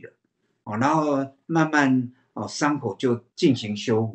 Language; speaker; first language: Chinese; native; Chinese